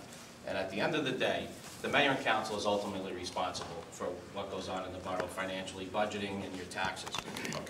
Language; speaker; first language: English; native; English